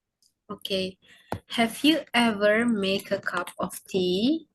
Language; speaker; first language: English; non-native, learner; Indonesian